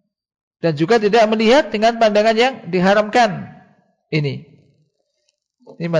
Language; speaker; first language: Indonesian; native; Indonesian